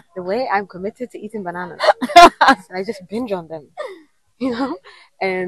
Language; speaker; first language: English; non-native, fluent; Somali